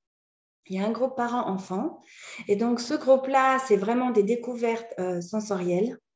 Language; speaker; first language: French; native; French